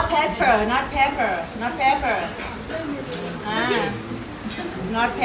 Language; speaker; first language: English; non-native, learner; Thai